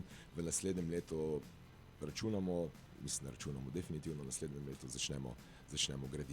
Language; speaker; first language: Slovenian; native; Slovenian